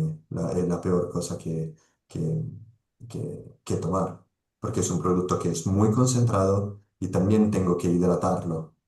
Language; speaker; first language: Spanish; non-native, fluent; Italian